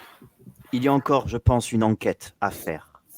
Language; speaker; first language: French; native; French